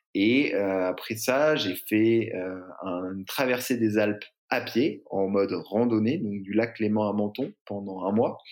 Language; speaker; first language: French; native; French